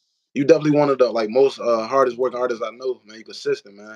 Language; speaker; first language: English; native; English